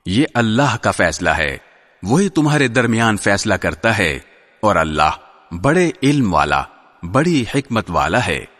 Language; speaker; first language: Urdu; native; Urdu